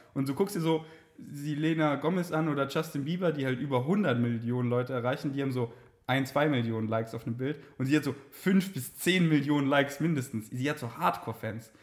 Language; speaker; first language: German; native; German